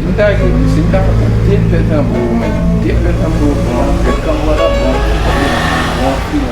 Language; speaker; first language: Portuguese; non-native, learner; Haitian Creole